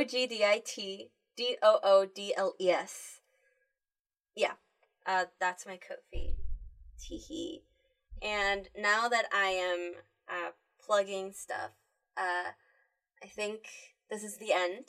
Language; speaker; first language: English; early bilingual, other home language; Spanish